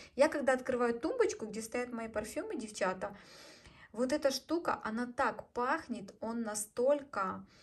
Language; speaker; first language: Russian; native; Russian